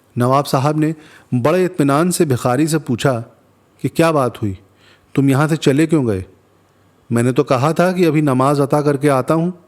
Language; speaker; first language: Urdu; non-native, local second language; Hindi